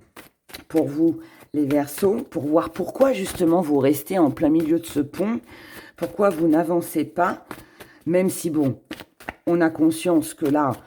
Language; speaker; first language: French; native; French